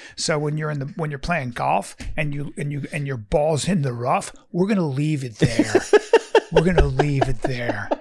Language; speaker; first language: English; early bilingual, other home language; French